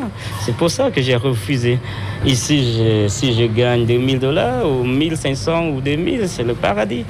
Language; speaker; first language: French; non-native, local second language; Khmer